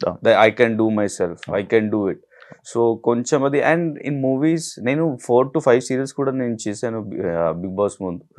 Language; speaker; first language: Telugu; non-native, learner; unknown